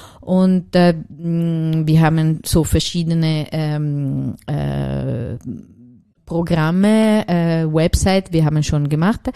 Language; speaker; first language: German; non-native, learner; Italian